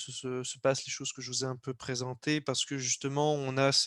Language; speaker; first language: French; native; French